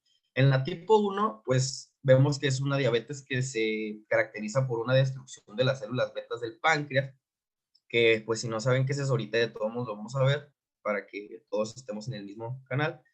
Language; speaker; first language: Spanish; native; Spanish